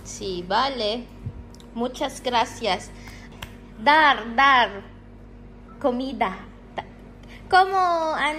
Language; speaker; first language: Spanish; non-native, learner; Filipino